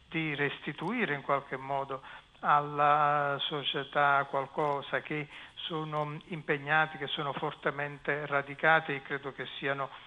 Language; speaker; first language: Italian; native; Italian